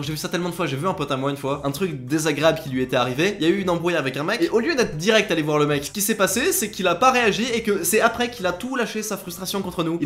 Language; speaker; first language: French; native; French